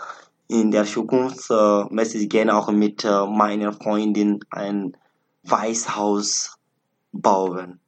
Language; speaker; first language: German; non-native, learner; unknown